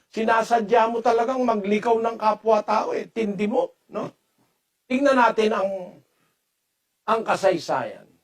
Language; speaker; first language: Filipino; native; Filipino